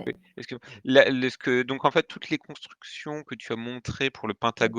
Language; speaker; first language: French; native; French